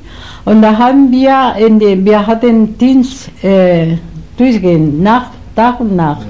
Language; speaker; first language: German; non-native, learner; Spanish